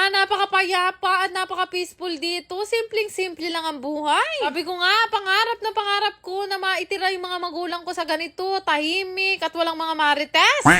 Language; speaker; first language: Filipino; native; Filipino